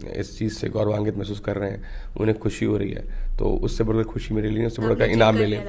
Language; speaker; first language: Hindi; native; Hindi